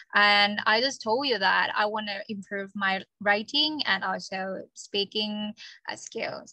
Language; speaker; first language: English; non-native, fluent; Thai